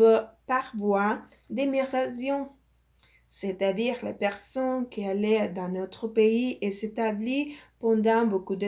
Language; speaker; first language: French; non-native, learner; Spanish